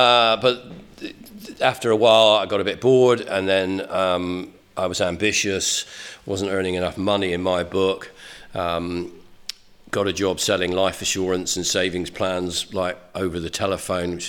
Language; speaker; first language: English; native; English